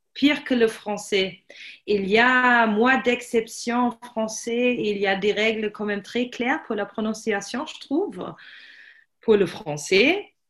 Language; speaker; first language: French; non-native, fluent; German